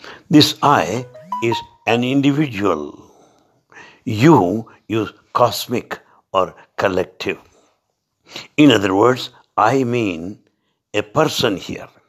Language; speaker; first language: English; non-native, local second language; Telugu